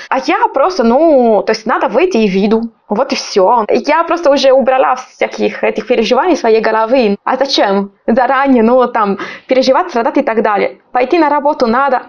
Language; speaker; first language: Russian; non-native, fluent; Italian